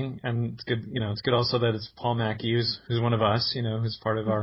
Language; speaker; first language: English; native; English